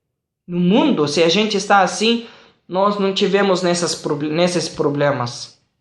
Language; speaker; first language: Portuguese; non-native, fluent; Arabic